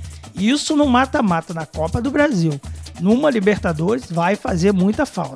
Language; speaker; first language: Portuguese; native; Portuguese